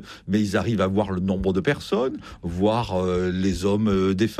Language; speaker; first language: French; native; French